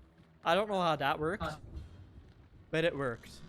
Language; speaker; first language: English; non-native, fluent; Dutch